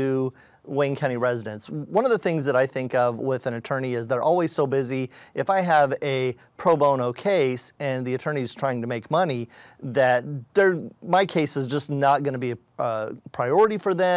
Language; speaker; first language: English; native; English